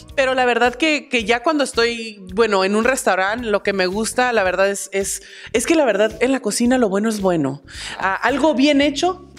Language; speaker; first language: Spanish; early bilingual, heritage; Spanish